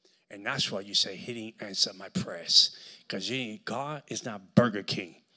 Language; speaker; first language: English; early bilingual, other home language; Spanish